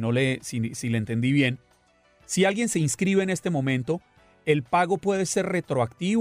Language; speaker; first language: Spanish; native; Spanish